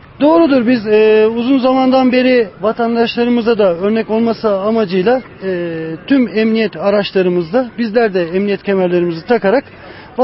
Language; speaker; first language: Turkish; native; Turkish